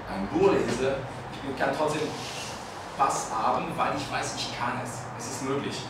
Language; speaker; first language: German; non-native, fluent; French